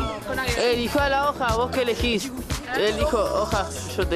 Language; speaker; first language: Spanish; native; Spanish